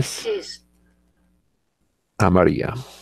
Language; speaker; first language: Spanish; non-native, learner; English